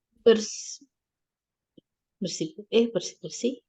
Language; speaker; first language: Indonesian; non-native, learner; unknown